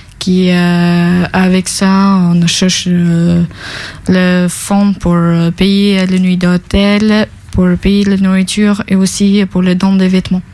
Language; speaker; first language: French; non-native, fluent; Albanian